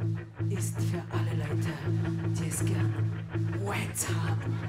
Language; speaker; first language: German; non-native, local second language; French